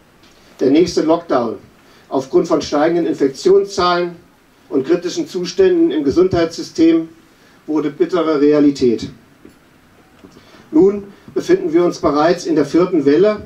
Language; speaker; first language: German; native; German